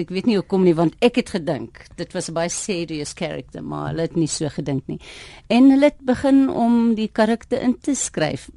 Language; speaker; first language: Afrikaans; non-native, fluent; English